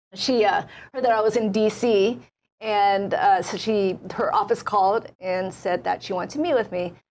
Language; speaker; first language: English; native; English